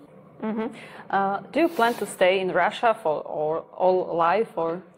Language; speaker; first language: English; non-native, learner; Slovak